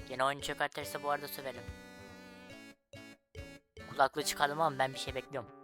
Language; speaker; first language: Turkish; native; Turkish